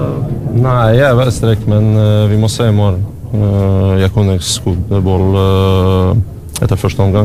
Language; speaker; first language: Norwegian; non-native, learner; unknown